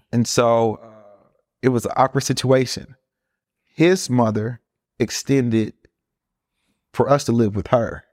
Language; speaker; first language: English; early bilingual, other home language; Spanish